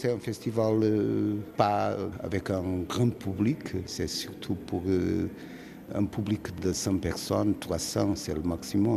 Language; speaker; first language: French; non-native, fluent; Portuguese